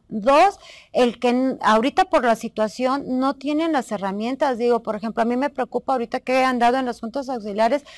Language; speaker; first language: Spanish; native; Spanish